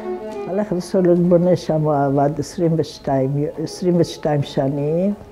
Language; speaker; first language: Hebrew; non-native, fluent; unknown